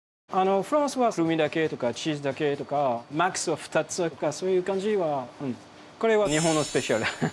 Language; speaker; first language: Japanese; non-native, learner; French